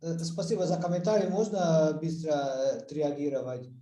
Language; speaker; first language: Russian; non-native, fluent; Hungarian